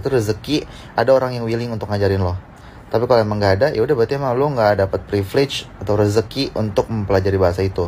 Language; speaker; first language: Indonesian; native; Indonesian